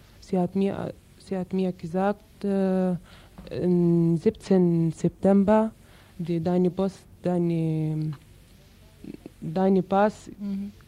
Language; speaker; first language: German; non-native, learner; Arabic